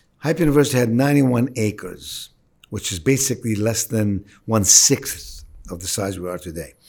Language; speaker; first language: English; non-native, fluent; Arabic